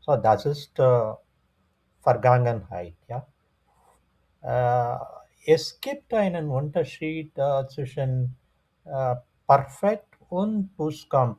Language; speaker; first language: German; non-native, fluent; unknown